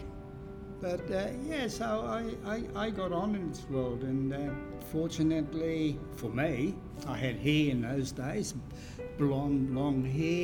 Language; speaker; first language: English; non-native, fluent; German